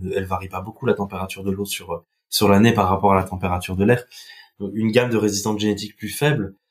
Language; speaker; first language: French; non-native, local second language; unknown